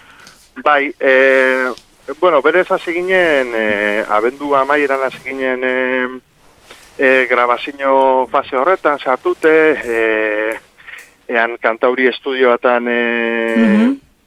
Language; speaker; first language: Basque; native; Basque